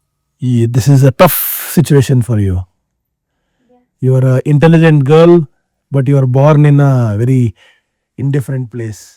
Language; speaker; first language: English; non-native, local second language; Kannada